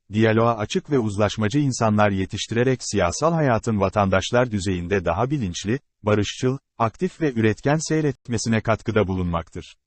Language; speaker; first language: Turkish; native; Turkish